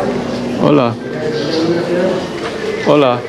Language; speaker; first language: Spanish; non-native, learner; Vietnamese